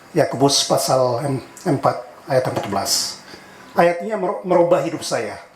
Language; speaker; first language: Indonesian; native; Indonesian